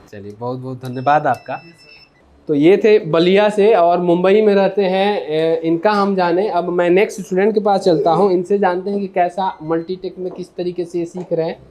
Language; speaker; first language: Hindi; native; Hindi